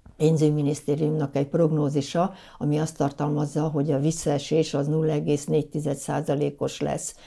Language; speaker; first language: Hungarian; native; Hungarian